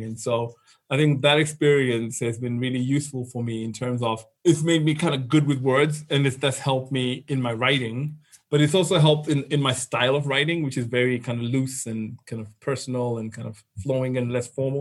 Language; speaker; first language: English; non-native, local second language; Shona